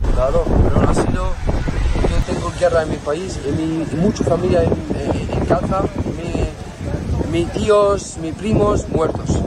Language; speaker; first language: Spanish; non-native, learner; Arabic